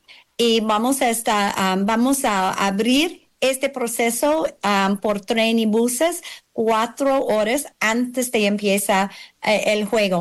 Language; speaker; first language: Spanish; non-native, learner; English